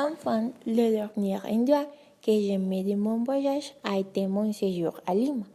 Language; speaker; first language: French; non-native, learner; Spanish